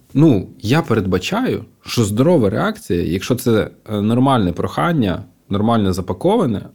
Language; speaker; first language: Ukrainian; non-native, local second language; Russian